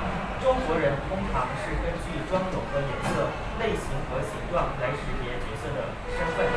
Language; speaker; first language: Chinese; non-native, learner; Indonesian